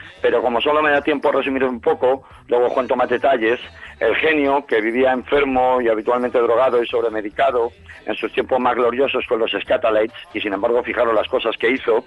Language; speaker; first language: Spanish; native; Spanish